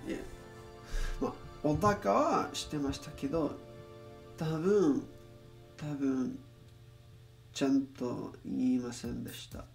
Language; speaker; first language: Japanese; non-native, learner; English